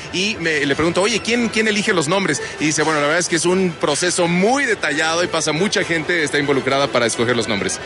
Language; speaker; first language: Spanish; native; Spanish